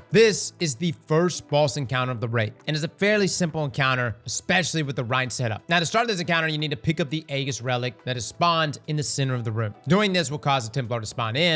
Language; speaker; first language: English; native; English